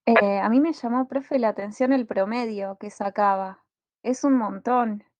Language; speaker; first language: Spanish; native; Spanish